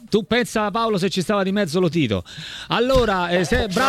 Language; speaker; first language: Italian; native; Italian